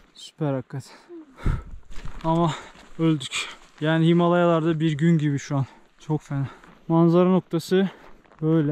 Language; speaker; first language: Turkish; native; Turkish